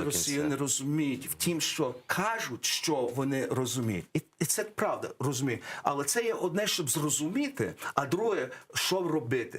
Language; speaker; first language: Ukrainian; early bilingual, heritage; English